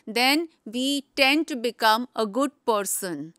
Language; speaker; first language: English; non-native, local second language; Gujarati